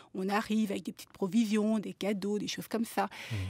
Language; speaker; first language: French; native; French